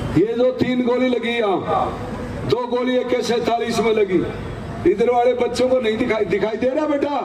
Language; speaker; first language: Hindi; native; Hindi